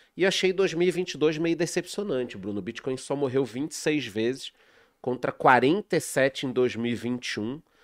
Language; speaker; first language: Portuguese; native; Portuguese